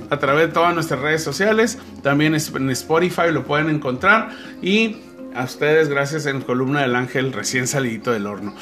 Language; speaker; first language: Spanish; native; Spanish